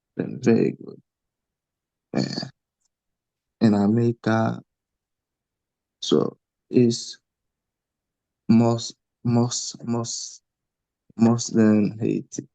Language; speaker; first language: English; non-native, learner; Haitian Creole